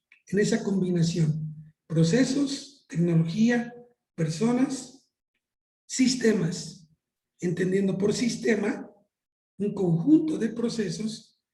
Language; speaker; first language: Spanish; native; Spanish